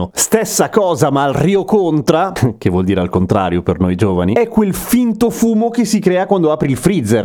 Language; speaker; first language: Italian; native; Italian